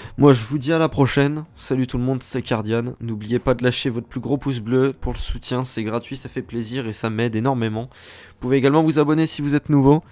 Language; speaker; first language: French; native; French